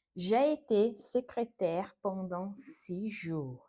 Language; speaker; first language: French; non-native, fluent; Portuguese